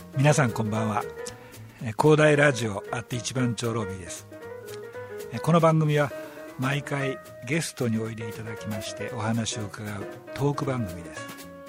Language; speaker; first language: Japanese; native; Japanese